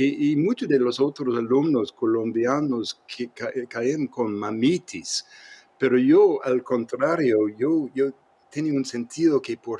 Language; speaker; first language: Spanish; non-native, fluent; English